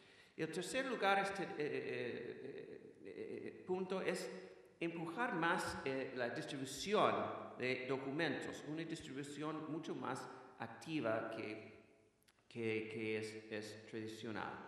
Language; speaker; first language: Spanish; non-native, fluent; English